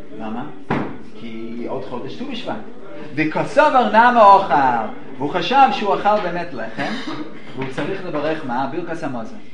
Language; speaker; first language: Hebrew; non-native, fluent; English